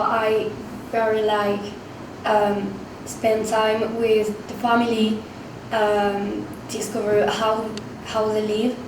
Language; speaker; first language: English; non-native, learner; French